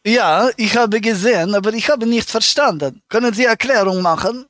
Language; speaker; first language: German; native; German